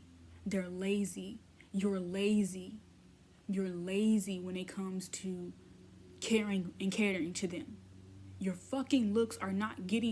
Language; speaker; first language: English; native; English